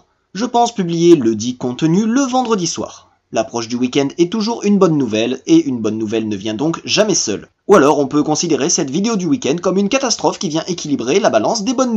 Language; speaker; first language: French; native; French